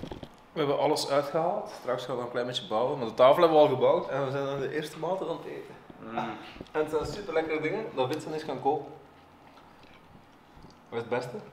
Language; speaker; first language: Dutch; native; Dutch